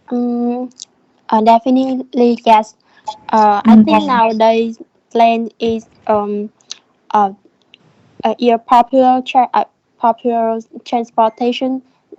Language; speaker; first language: English; non-native, learner; Vietnamese